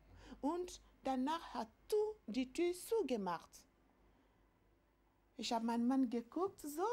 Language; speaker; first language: German; non-native, learner; French